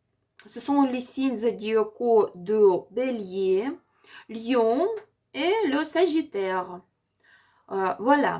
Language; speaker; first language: French; non-native, learner; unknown